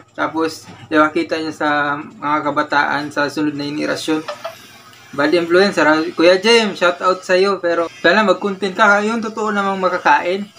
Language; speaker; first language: Filipino; non-native, local second language; Cebuano